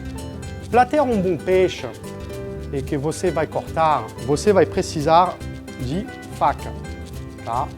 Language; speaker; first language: Portuguese; non-native, fluent; French